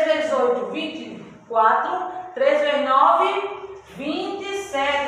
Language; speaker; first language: Portuguese; native; Portuguese